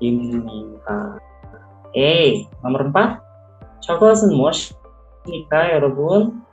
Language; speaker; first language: Korean; non-native, local second language; Indonesian